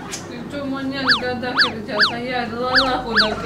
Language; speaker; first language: Indonesian; non-native, learner; Russian